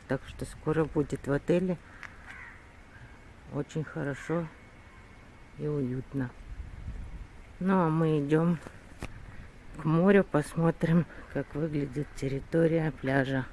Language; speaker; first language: Russian; native; Russian